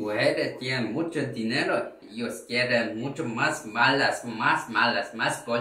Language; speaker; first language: Spanish; non-native, learner; Korean